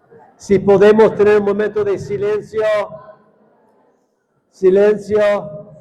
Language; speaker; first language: Spanish; non-native, fluent; English